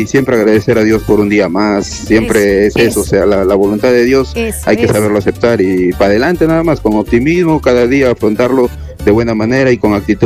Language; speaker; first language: Spanish; native; Spanish